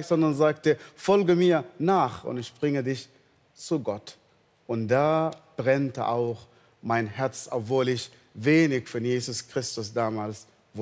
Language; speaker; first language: German; non-native, fluent; Arabic